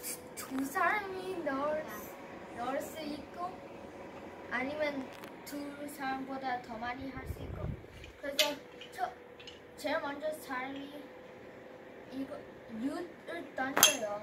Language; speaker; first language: Korean; early bilingual, heritage; Korean